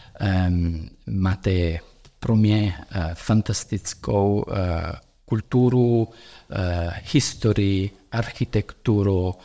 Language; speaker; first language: Czech; non-native, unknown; Italian